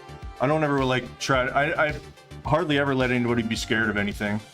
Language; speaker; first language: English; native; English